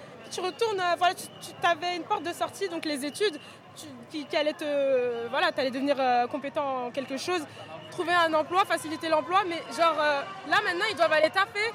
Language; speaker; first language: French; native; French